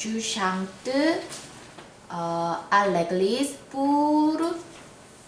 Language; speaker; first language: French; non-native, learner; Korean